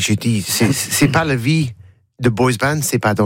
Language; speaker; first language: French; non-native, learner; English